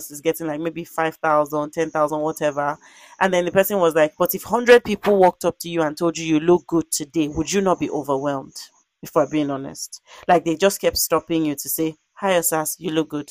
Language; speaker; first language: English; non-native, local second language; Yoruba